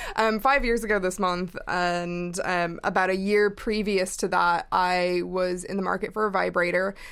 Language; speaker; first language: English; native; English